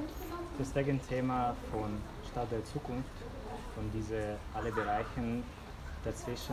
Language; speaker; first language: German; non-native, fluent; Russian